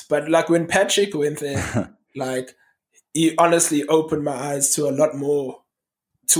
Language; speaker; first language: English; native; English